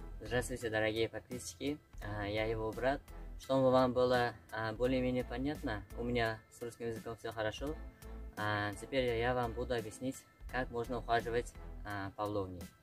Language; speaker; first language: Russian; non-native, local second language; Uzbek